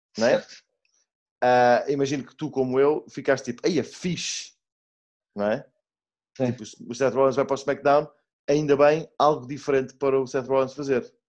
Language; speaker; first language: Portuguese; native; Portuguese